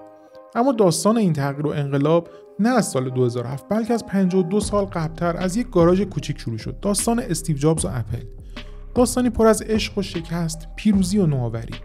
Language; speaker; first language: Persian; native; Persian